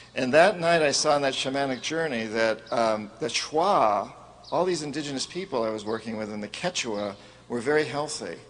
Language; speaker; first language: English; native; English